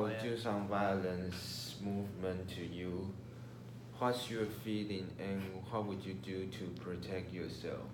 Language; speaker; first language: English; non-native, learner; Chinese